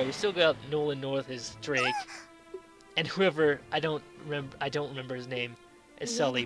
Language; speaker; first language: English; native; English